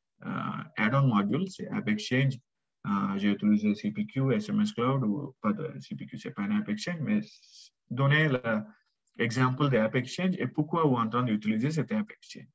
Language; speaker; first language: French; non-native, learner; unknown